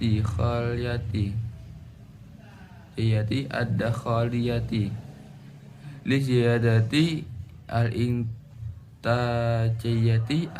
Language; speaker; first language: Arabic; non-native, learner; Indonesian